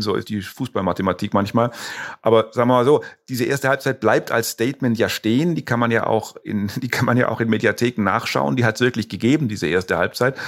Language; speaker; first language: German; native; German